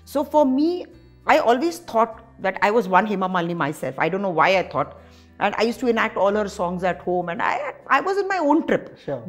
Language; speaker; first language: English; non-native, local second language; Tamil